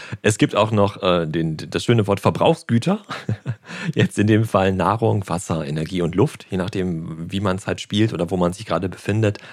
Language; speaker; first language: German; native; German